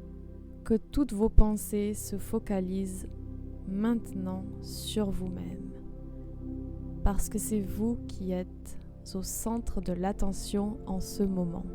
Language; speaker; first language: French; native; French